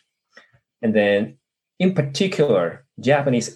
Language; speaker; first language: English; non-native, fluent; Japanese